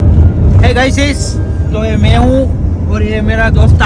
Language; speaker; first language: Hindi; non-native, local second language; Gujarati